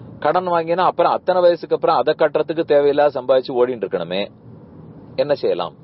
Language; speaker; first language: Tamil; native; Tamil